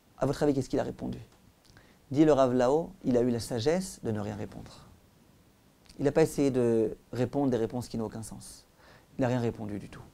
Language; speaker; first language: French; native; French